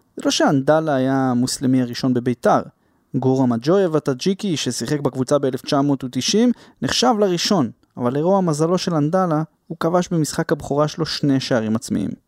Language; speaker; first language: Hebrew; native; Hebrew